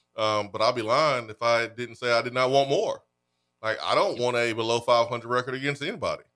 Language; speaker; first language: English; native; English